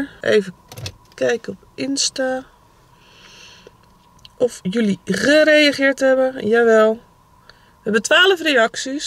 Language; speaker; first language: Dutch; native; Dutch